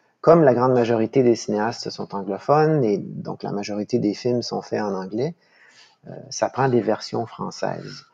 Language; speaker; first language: French; native; French